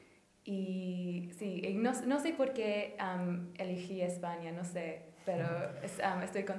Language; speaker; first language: Spanish; non-native, fluent; English